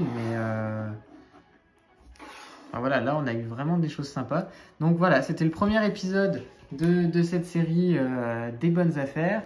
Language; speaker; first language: French; native; French